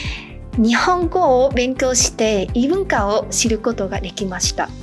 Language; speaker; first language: Japanese; non-native, fluent; Vietnamese